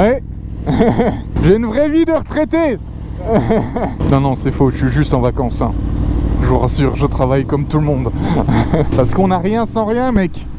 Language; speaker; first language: French; native; French